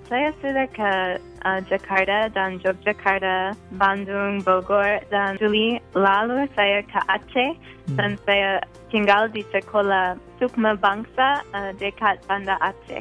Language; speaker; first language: Indonesian; non-native, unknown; English